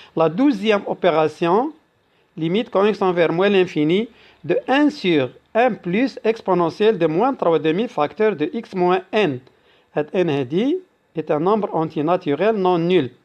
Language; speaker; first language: French; non-native, local second language; Arabic